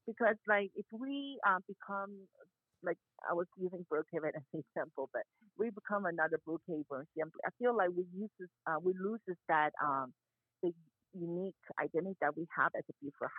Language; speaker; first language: English; native; English